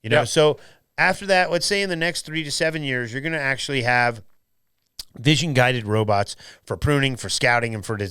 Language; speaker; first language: English; native; English